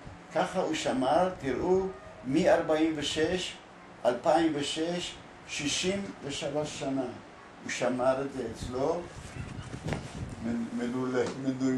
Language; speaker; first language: Hebrew; early bilingual, other home language; Polish